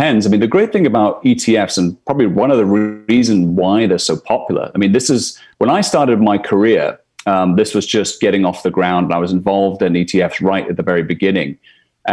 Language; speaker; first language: English; native; English